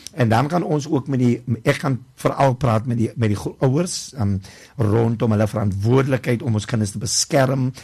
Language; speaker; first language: Afrikaans; native; Afrikaans